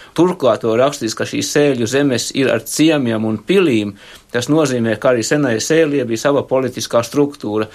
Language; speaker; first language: Latvian; native; Latvian